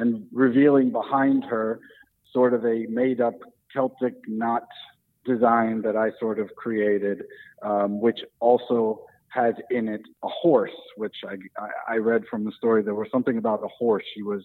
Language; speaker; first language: English; native; English